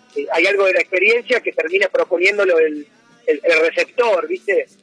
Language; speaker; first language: Spanish; native; Spanish